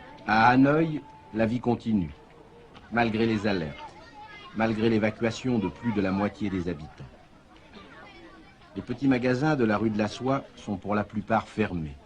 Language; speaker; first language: French; native; French